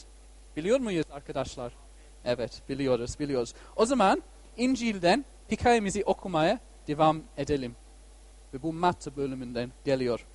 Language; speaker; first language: Turkish; non-native, fluent; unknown